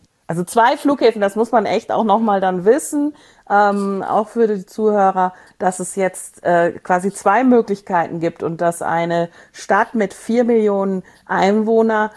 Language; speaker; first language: German; native; German